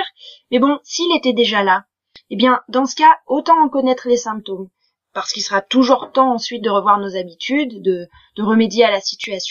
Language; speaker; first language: French; native; French